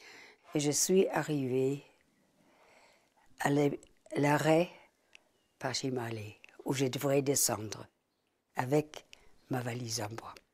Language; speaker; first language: French; non-native, fluent; German